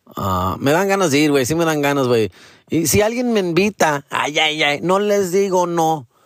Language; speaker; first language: Spanish; early bilingual, other home language; English